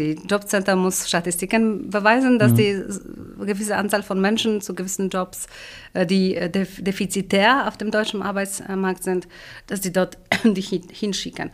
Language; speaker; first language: German; non-native, fluent; Polish